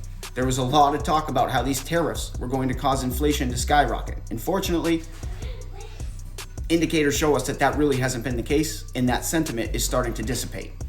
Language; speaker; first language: English; native; English